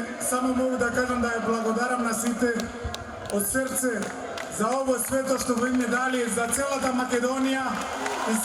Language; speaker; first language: Macedonian; non-native, learner; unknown